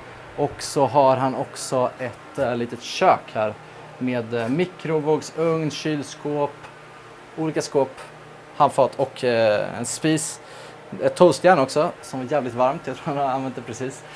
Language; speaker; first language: Swedish; native; Swedish